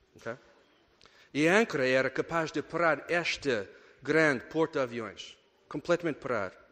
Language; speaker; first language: Portuguese; non-native, fluent; English